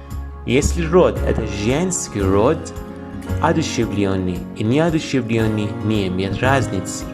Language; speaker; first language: Russian; non-native, fluent; Persian